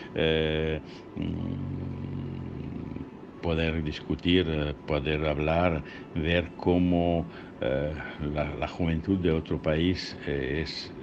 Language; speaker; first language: Spanish; non-native, learner; Italian